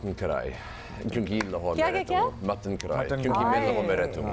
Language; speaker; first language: Hindi; non-native, learner; English